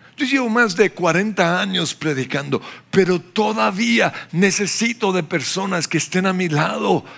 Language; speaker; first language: Spanish; non-native, fluent; English